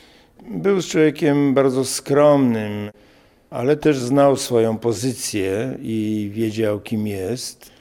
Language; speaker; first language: Polish; native; Polish